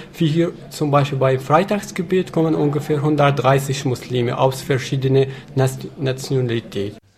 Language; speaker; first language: German; non-native, fluent; Arabic